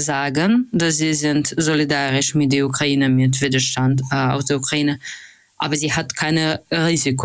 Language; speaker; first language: German; non-native, fluent; Russian